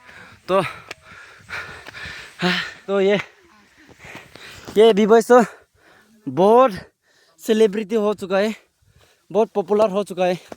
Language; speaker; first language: Hindi; non-native, local second language; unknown